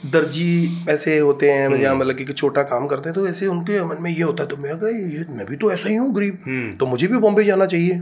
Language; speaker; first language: Hindi; native; Hindi